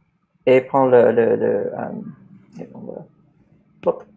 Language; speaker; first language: French; non-native, fluent; English